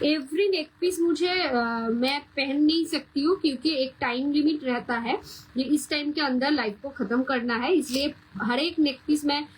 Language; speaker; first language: Hindi; non-native, local second language; Bangla